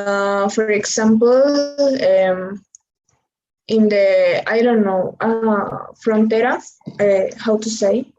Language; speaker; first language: English; non-native, learner; Spanish